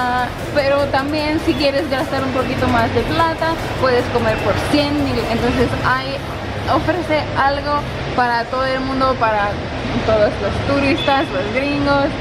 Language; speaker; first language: Spanish; non-native, fluent; Hungarian